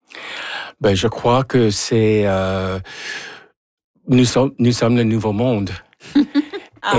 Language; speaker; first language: French; non-native, fluent; Spanish